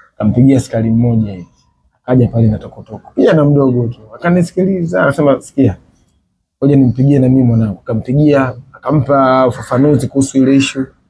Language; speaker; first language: Swahili; native; Swahili